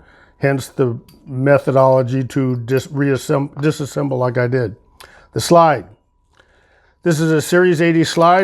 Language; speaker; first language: English; native; English